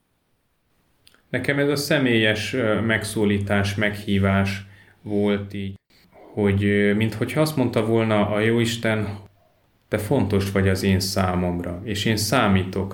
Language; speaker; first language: Hungarian; native; Hungarian